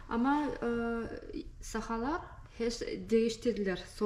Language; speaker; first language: Turkish; non-native, learner; Yakut